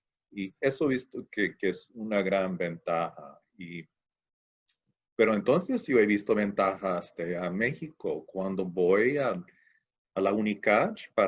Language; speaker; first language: Spanish; non-native, fluent; English